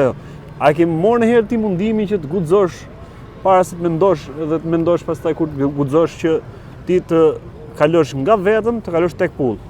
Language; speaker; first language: Albanian; native; Albanian